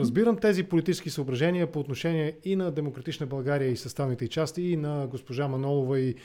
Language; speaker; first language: Bulgarian; native; Bulgarian